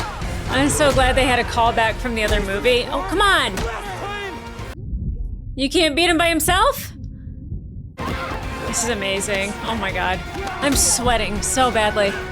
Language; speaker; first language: English; native; English